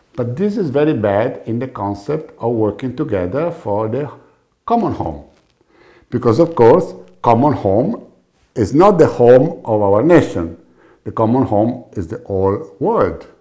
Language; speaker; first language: English; non-native, fluent; Italian